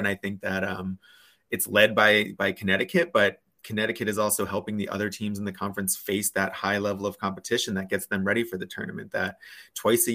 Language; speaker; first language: English; native; English